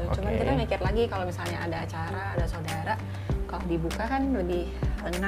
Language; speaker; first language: Indonesian; native; Indonesian